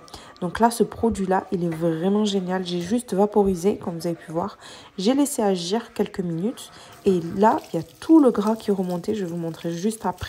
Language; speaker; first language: French; native; French